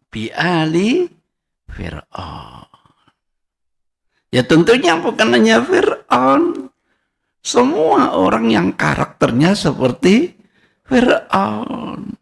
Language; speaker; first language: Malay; non-native, local second language; Javanese